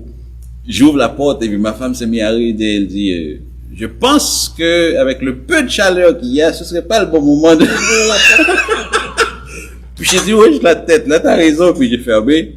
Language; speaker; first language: French; native; French